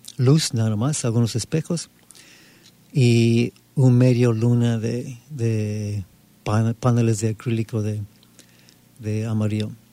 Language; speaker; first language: Spanish; non-native, fluent; English